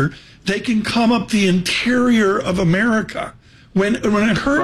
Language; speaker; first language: English; native; English